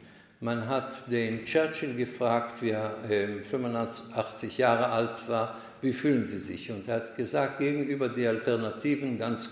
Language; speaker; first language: German; non-native, fluent; Hebrew